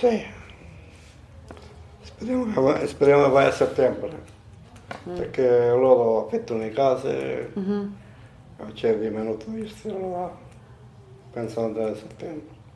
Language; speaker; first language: Italian; non-native, learner; Maltese